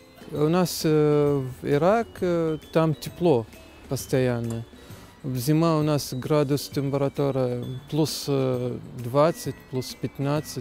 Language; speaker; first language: Russian; non-native, learner; Arabic